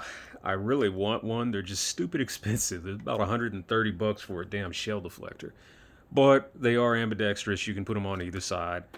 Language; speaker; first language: English; native; English